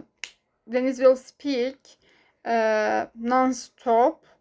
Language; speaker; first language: English; non-native, learner; Turkish